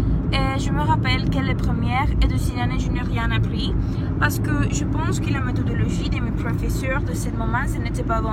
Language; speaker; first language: French; non-native, learner; Spanish